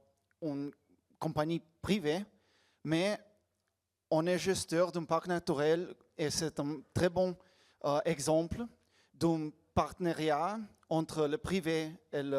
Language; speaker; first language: French; non-native, learner; Slovenian